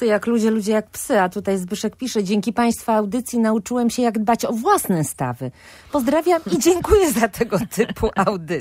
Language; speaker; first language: Polish; native; Polish